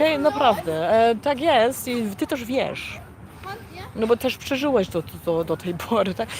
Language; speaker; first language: Polish; early bilingual, heritage; Polish